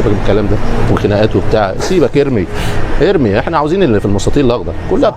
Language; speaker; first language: Arabic; native; Arabic